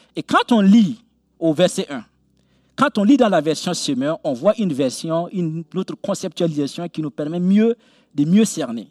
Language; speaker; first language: French; non-native, local second language; Mossi